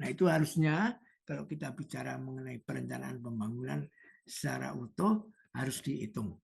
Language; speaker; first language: Indonesian; native; Indonesian